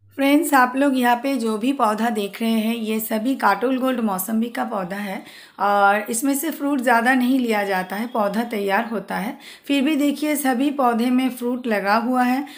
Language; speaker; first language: Hindi; non-native, local second language; Bangla